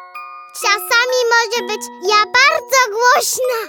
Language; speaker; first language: Polish; early bilingual, heritage; German